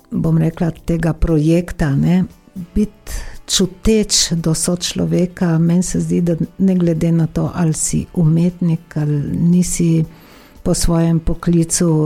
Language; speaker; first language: Slovenian; native; Slovenian